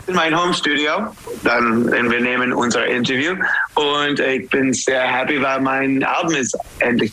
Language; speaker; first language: German; non-native, learner; English